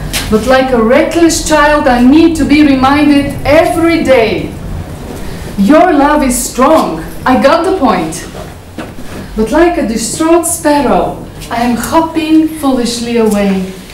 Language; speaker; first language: English; non-native, fluent; Bulgarian